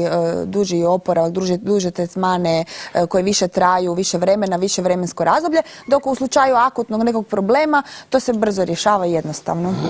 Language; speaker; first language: Croatian; native; Croatian